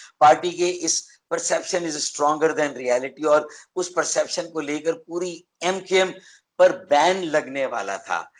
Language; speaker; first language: Urdu; native; Urdu